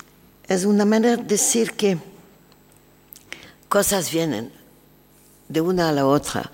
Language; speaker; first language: Spanish; non-native, learner; French